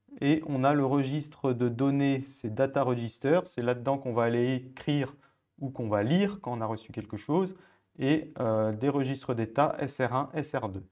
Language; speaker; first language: French; native; French